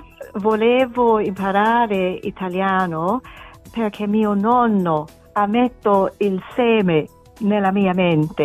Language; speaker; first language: Italian; non-native, learner; English